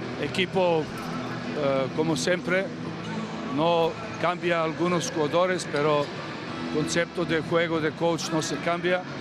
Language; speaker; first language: Spanish; non-native, learner; Serbian